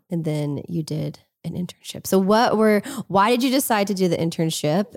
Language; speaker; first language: English; native; English